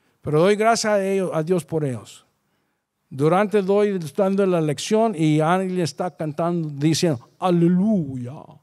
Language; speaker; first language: Spanish; early bilingual, heritage; Spanish